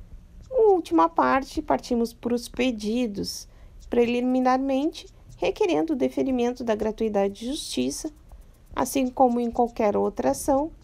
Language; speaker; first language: Portuguese; native; Portuguese